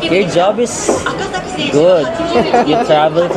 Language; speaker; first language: English; non-native, local second language; Filipino